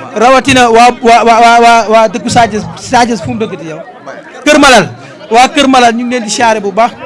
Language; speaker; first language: Wolof; native; Wolof